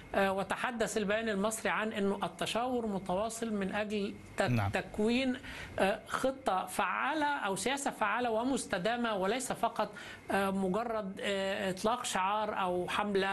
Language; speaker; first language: Arabic; native; Arabic